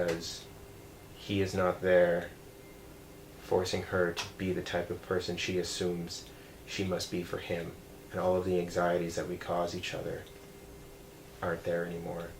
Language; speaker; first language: English; native; English